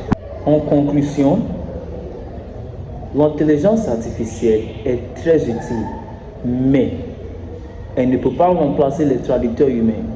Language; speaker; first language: French; non-native, learner; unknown